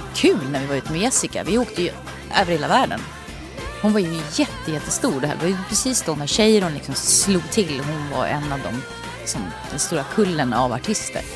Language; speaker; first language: Swedish; native; Swedish